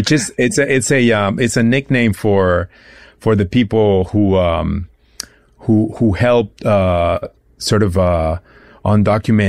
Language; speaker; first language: English; non-native, fluent; Spanish